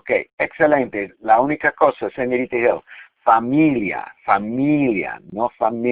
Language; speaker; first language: Spanish; non-native, fluent; English